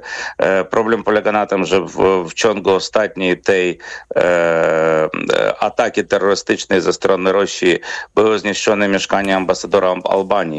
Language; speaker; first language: Polish; non-native, fluent; Ukrainian